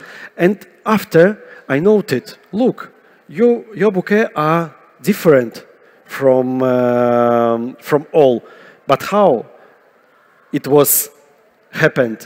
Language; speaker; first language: English; non-native, fluent; Russian